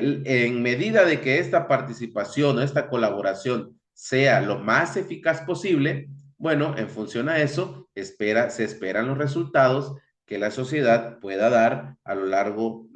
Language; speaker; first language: Spanish; native; Spanish